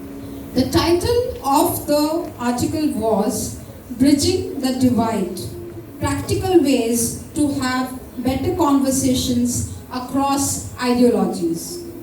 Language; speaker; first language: English; non-native, local second language; Marathi